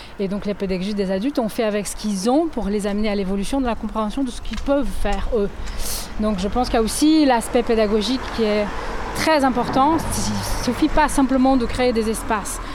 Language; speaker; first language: French; non-native, fluent; Portuguese